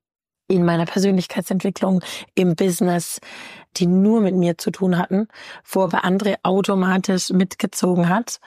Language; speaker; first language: German; native; German